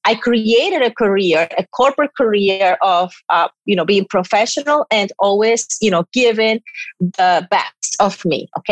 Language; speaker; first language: English; non-native, fluent; Spanish